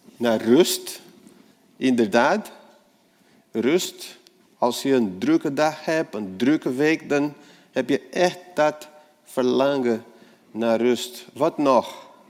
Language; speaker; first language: Dutch; non-native, fluent; Portuguese